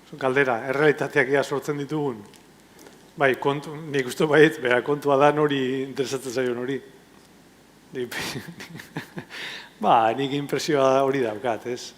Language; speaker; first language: Basque; non-native, local second language; Spanish